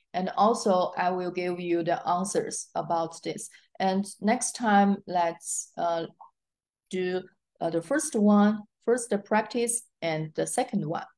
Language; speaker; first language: English; non-native, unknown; Chinese